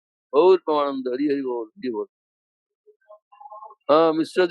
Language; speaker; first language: Hindi; non-native, local second language; Bangla